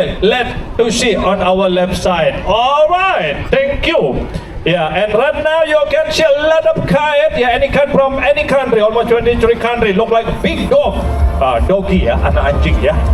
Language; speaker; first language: English; non-native, learner; Indonesian